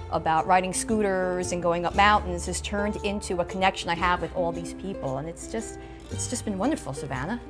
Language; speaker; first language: English; native; English